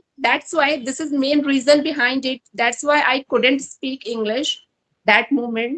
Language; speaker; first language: English; non-native, learner; Hindi